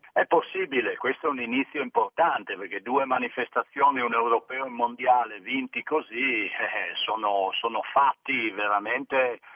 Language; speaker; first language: Italian; native; Italian